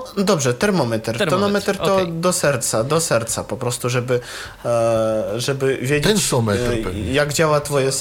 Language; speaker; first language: Polish; non-native, fluent; Russian